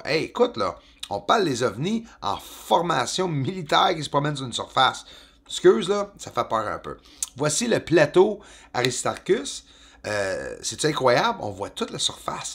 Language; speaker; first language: French; native; French